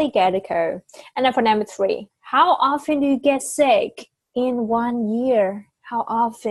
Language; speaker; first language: English; non-native, fluent; Vietnamese